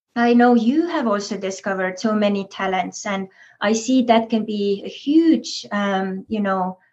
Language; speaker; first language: English; non-native, fluent; Estonian